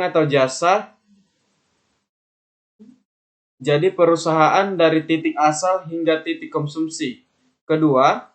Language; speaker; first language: Indonesian; native; Indonesian